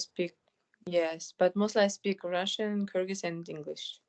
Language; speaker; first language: English; non-native, fluent; Kyrgyz